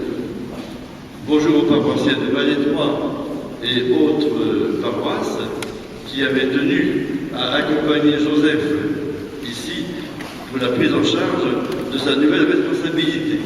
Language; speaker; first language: French; native; French